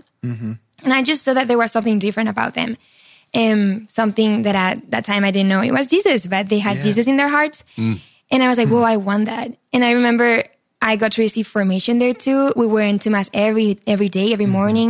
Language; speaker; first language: English; non-native, fluent; Spanish